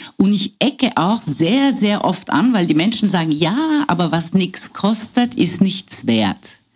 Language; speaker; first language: German; non-native, fluent; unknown